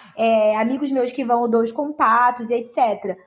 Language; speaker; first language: Portuguese; native; Portuguese